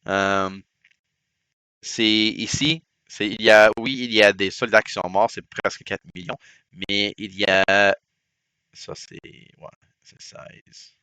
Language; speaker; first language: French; non-native, local second language; English